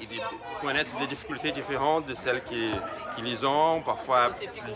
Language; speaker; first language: French; non-native, fluent; Portuguese